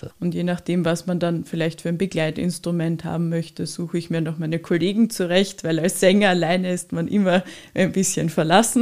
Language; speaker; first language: German; native; German